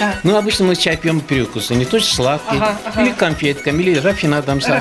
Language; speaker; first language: Russian; non-native, fluent; Azerbaijani